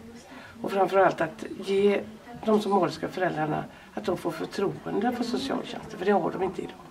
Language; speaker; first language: Swedish; native; Swedish